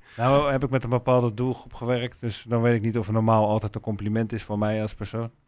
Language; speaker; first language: Dutch; native; Dutch